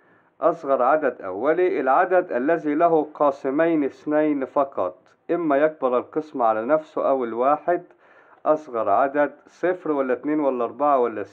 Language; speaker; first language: Arabic; native; Arabic